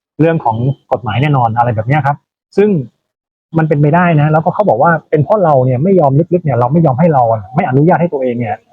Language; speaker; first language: Thai; native; Thai